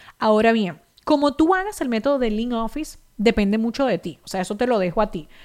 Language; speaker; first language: Spanish; native; Spanish